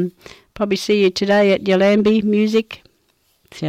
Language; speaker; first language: English; native; English